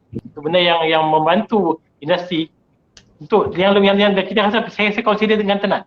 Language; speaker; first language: Malay; native; Malay